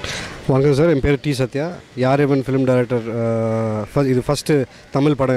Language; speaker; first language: Tamil; non-native, learner; Telugu